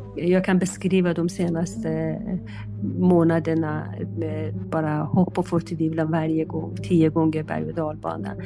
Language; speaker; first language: Swedish; non-native, fluent; Persian